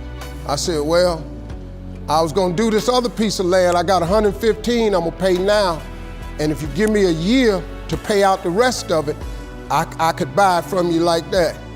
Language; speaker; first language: English; native; English